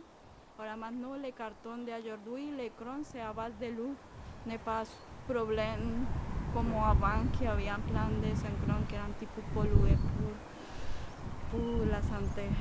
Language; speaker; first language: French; non-native, learner; Spanish